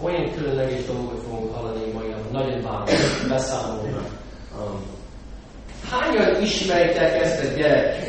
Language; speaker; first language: Hungarian; non-native, fluent; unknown